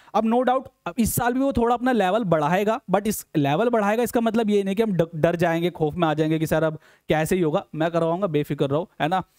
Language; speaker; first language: Hindi; native; Hindi